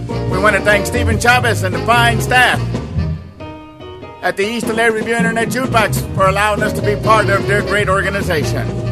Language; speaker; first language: English; early bilingual, other home language; Spanish